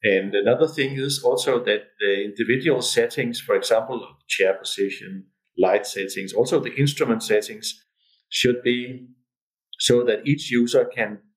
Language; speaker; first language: English; non-native, fluent; Danish